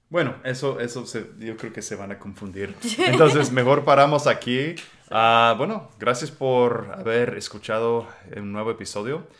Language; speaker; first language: Spanish; non-native, fluent; English